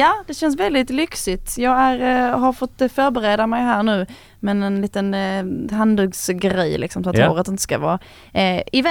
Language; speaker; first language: Swedish; native; Swedish